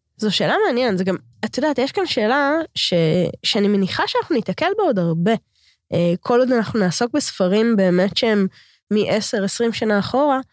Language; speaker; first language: Hebrew; native; Hebrew